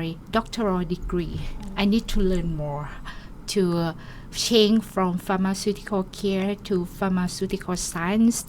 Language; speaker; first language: English; non-native, learner; Thai